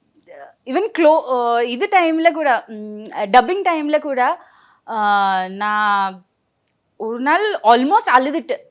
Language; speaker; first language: Tamil; non-native, local second language; Bangla